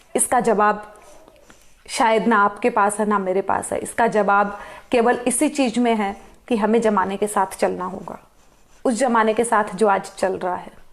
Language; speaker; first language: Hindi; native; Hindi